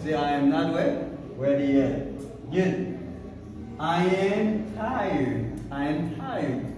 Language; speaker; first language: English; non-native, fluent; Haitian Creole